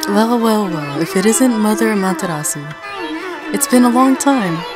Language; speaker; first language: English; native; English